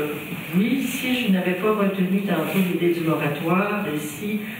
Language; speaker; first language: French; native; French